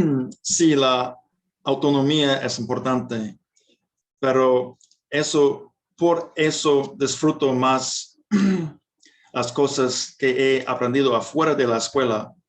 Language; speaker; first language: Spanish; non-native, fluent; English